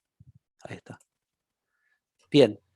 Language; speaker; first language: Spanish; native; Spanish